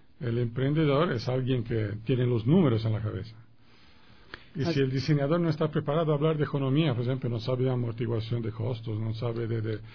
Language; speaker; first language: Spanish; non-native, fluent; Italian